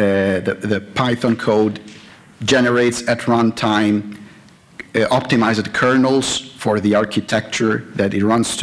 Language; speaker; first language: English; non-native, fluent; Italian